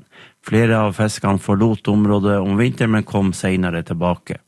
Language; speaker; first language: Norwegian; native; Norwegian